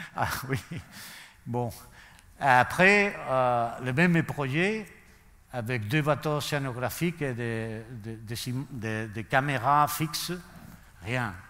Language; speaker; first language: French; non-native, learner; Spanish